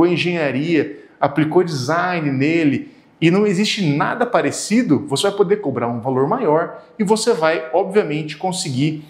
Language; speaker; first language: Portuguese; native; Portuguese